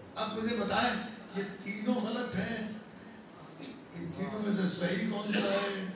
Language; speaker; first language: Urdu; non-native, local second language; Sindhi